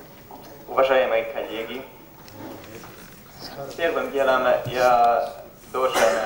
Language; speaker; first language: Russian; non-native, fluent; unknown